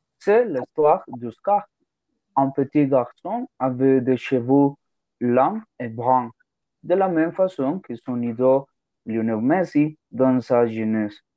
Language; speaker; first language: French; non-native, learner; Spanish